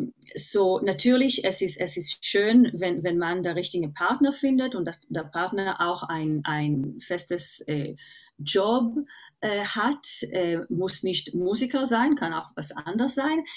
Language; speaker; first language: German; non-native, fluent; Hebrew